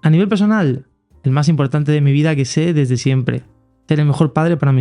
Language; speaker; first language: Spanish; native; Spanish